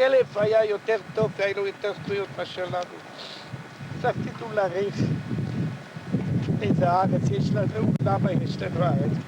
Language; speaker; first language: Hebrew; non-native, fluent; Yiddish